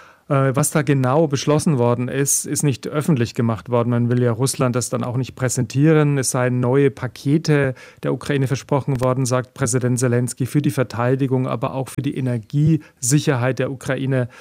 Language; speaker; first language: German; native; German